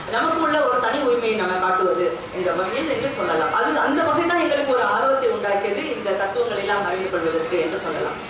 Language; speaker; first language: Tamil; early bilingual, heritage; Tamil